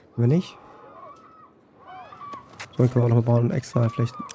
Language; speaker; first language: German; native; German